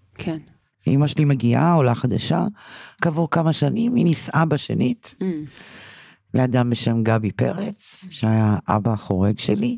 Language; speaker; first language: Hebrew; early bilingual, other home language; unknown